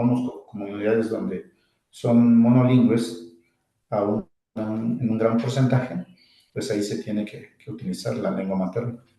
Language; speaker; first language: Spanish; non-native, local second language; Zapotec